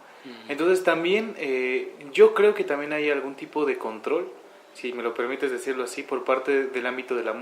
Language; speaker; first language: Spanish; native; Spanish